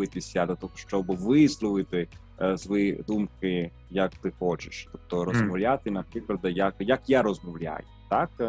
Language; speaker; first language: Ukrainian; non-native, fluent; Italian